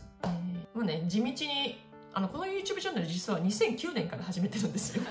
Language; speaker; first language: Japanese; native; Japanese